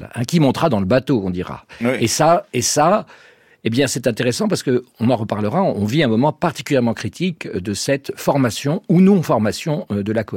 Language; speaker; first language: French; native; French